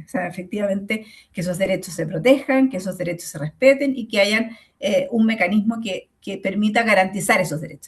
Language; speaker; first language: Spanish; native; Spanish